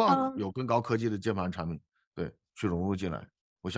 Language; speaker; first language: Chinese; native; Chinese